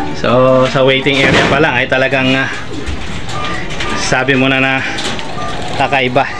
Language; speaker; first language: Filipino; native; Filipino